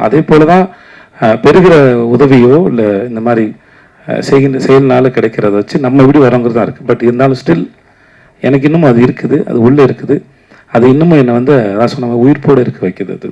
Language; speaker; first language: Tamil; native; Tamil